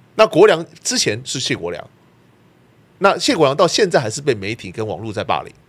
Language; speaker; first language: Chinese; native; Chinese